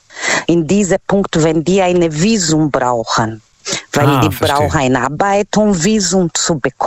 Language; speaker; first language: German; non-native, learner; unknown